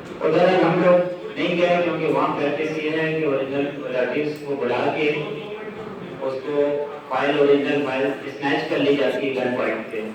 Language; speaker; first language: Urdu; native; Urdu